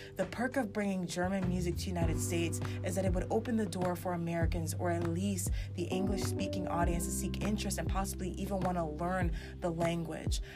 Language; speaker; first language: English; early bilingual, heritage; English